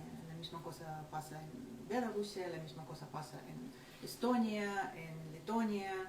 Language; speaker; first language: Spanish; non-native, fluent; Ukrainian